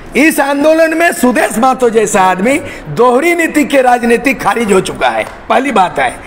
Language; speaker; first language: Hindi; non-native, local second language; Santali